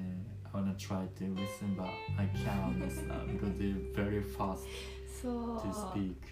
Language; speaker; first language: English; non-native, learner; Japanese